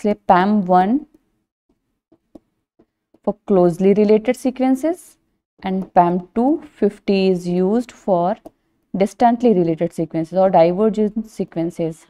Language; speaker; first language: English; non-native, local second language; Hindi